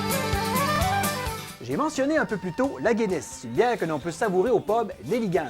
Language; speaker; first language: French; native; French